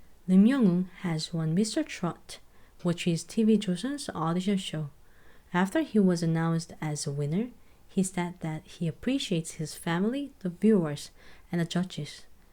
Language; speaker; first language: English; non-native, fluent; Korean